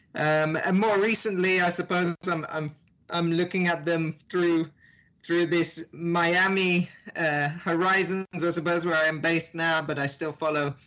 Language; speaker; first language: English; native; English